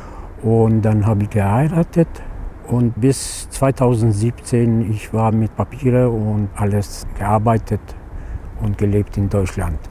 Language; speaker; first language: German; non-native, learner; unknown